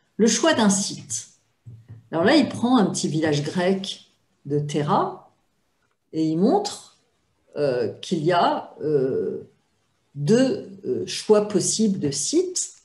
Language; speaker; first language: French; native; French